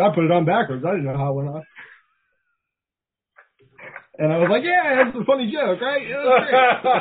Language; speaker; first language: English; native; English